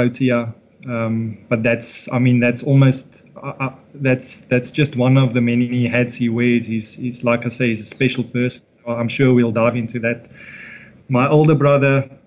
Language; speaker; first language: English; non-native, local second language; Afrikaans